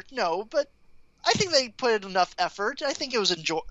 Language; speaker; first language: English; native; English